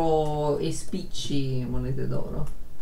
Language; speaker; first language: Italian; native; Italian